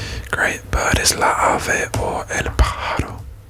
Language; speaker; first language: Spanish; non-native, learner; English